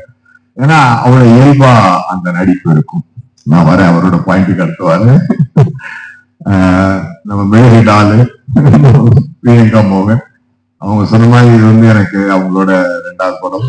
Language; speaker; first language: Tamil; native; Tamil